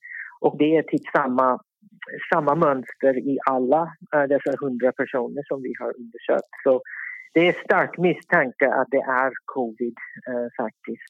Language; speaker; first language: Swedish; non-native, fluent; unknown